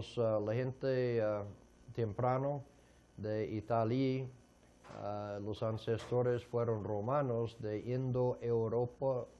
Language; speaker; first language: Spanish; non-native, fluent; English